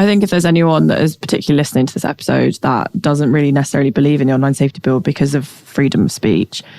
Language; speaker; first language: English; native; English